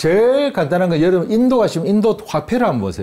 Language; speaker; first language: Korean; native; Korean